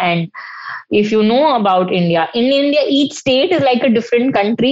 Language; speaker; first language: English; non-native, local second language; Hindi